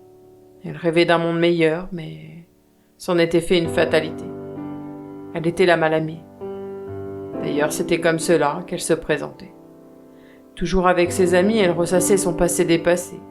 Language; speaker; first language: French; native; French